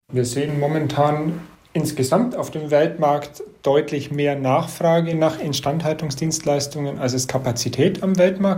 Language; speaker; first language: German; native; German